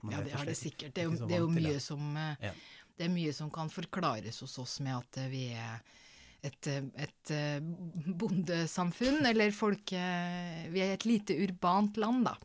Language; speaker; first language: Norwegian; native; Norwegian